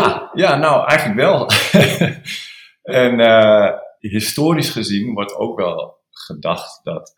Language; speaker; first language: Dutch; native; Dutch